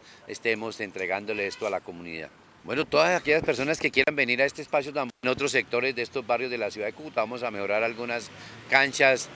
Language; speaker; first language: Spanish; native; Spanish